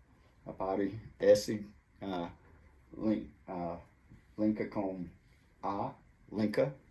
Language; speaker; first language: Portuguese; non-native, fluent; English